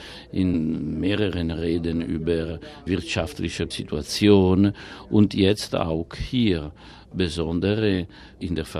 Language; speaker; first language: German; non-native, fluent; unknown